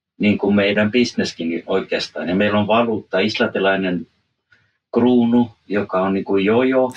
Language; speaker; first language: Finnish; early bilingual, heritage; Finnish